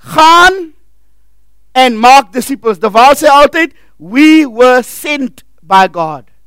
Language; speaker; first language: English; non-native, local second language; Afrikaans